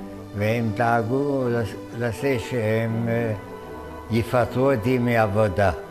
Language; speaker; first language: Hebrew; non-native, fluent; German